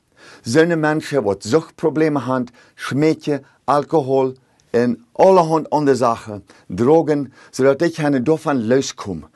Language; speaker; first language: German; early bilingual, heritage; Plautdietsch